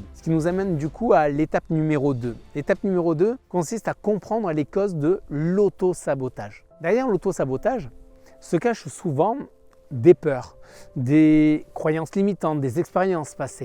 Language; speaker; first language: French; native; French